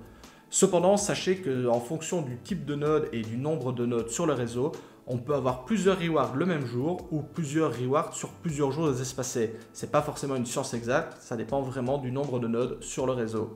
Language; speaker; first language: French; native; French